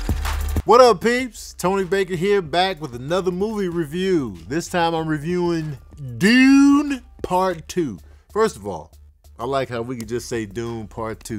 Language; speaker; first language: English; native; English